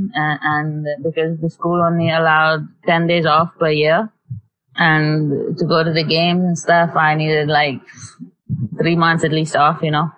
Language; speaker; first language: English; non-native, local second language; Tamil